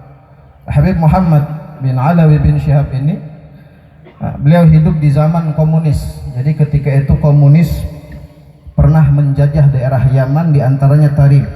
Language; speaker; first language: Indonesian; non-native, local second language; Banjar